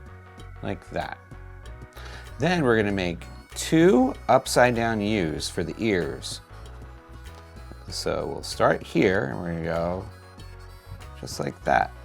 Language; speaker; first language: English; native; English